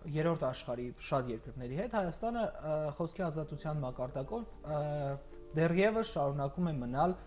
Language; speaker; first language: Armenian; native; Armenian